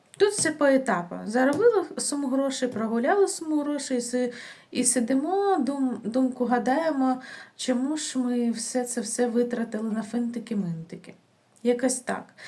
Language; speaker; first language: Ukrainian; non-native, local second language; Russian